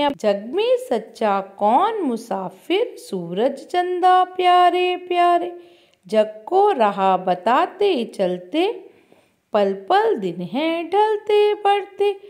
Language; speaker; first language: Hindi; non-native, local second language; Kannada